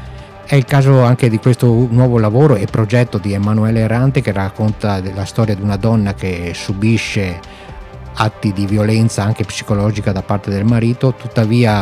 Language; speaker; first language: Italian; native; Italian